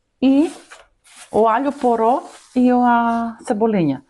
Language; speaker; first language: Portuguese; non-native, fluent; Greek